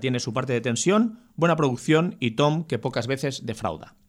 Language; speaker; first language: Spanish; native; Spanish